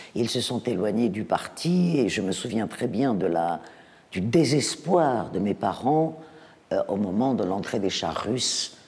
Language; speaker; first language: French; native; French